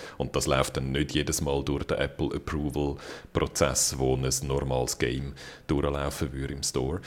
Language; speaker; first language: German; native; German